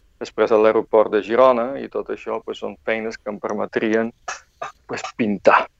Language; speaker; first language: Catalan; non-native, fluent; Bulgarian